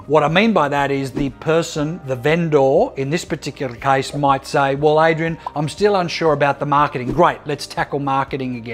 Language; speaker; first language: English; native; English